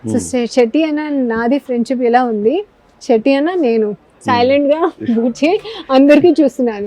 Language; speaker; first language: Telugu; non-native, learner; Hindi